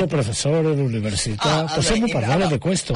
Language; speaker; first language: Italian; non-native, learner; Catalan